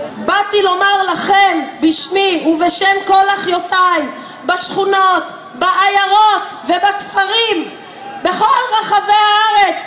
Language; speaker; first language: Hebrew; native; Hebrew